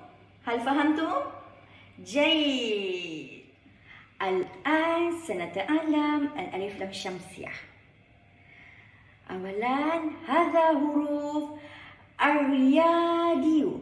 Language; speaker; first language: Arabic; non-native, learner; Malay